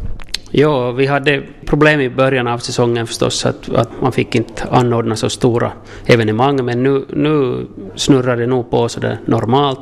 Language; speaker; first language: Swedish; native; Swedish